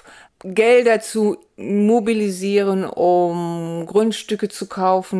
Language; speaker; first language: German; native; German